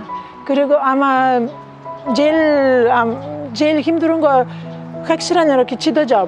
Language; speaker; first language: Korean; non-native, learner; Lithuanian